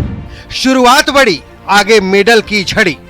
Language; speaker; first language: Hindi; native; Hindi